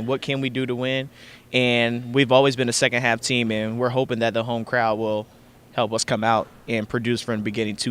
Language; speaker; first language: English; native; English